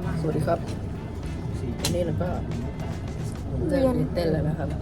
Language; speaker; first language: Thai; native; Thai